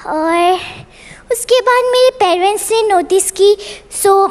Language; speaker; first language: Hindi; non-native, local second language; Bangla